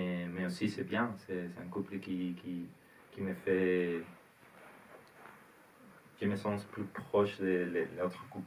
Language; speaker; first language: French; non-native, learner; Spanish